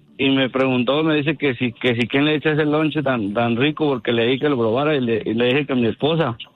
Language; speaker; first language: Spanish; native; Spanish